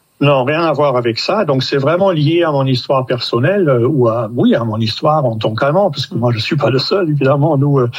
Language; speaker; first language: French; non-native, fluent; German